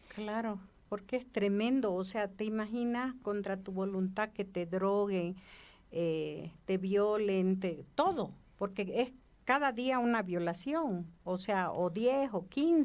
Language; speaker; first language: Spanish; native; Spanish